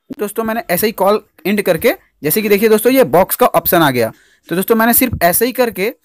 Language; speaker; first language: Hindi; native; Hindi